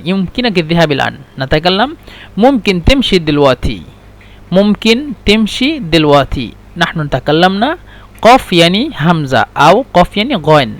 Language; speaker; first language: Arabic; non-native, fluent; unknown